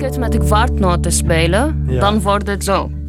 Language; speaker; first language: Dutch; non-native, fluent; Arabic